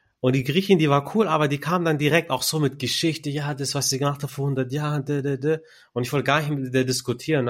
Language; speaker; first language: German; early bilingual, other home language; Turkish